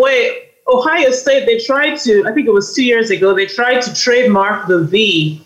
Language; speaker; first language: English; native; English